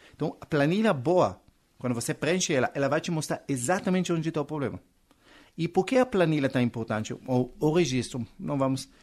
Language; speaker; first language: Portuguese; non-native, fluent; Hebrew